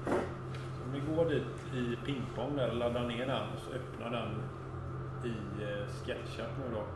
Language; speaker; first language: Swedish; native; Swedish